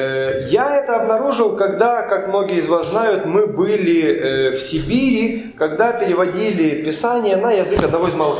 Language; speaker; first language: Polish; non-native, learner; Russian